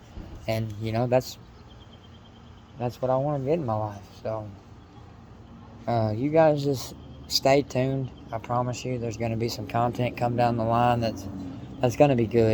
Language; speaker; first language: English; native; English